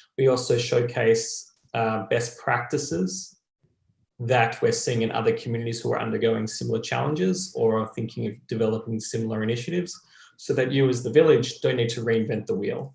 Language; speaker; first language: English; native; English